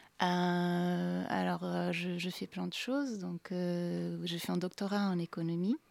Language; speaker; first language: French; non-native, fluent; Portuguese